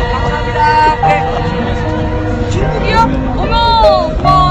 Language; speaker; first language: Korean; native; Korean